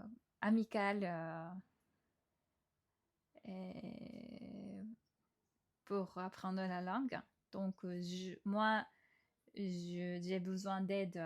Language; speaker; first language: French; non-native, fluent; Japanese